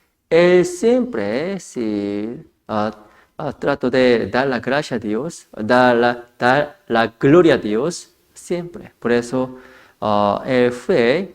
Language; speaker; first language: Spanish; non-native, fluent; Korean